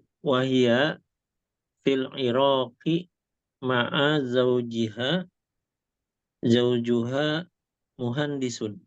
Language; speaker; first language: Arabic; non-native, learner; Indonesian